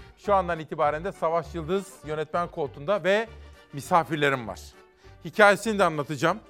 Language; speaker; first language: Turkish; native; Turkish